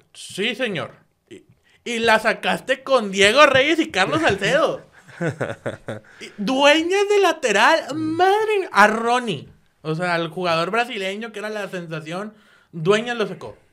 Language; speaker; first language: Spanish; native; Spanish